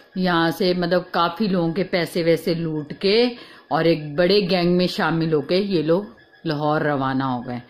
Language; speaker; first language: Urdu; native; Urdu